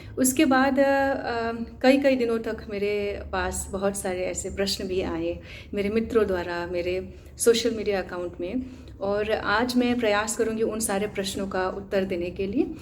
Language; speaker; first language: Hindi; non-native, local second language; Assamese